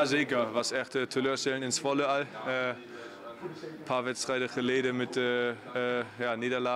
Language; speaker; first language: Dutch; non-native, learner; German